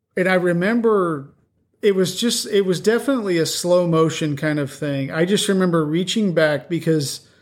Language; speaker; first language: English; native; English